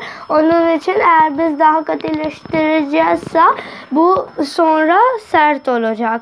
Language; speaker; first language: Turkish; non-native, learner; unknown